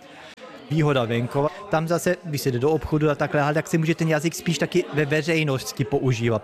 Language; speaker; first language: Czech; early bilingual, heritage; Czech